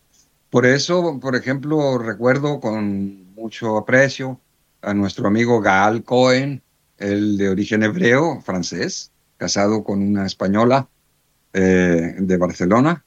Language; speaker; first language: Spanish; native; Spanish